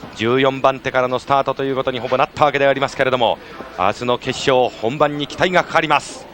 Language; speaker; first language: Japanese; native; Japanese